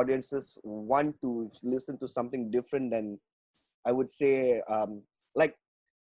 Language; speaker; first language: English; non-native, local second language; Tamil